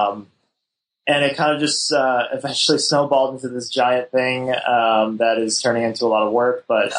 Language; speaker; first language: English; native; English